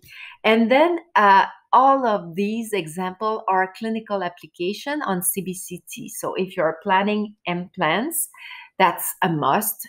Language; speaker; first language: English; non-native, fluent; French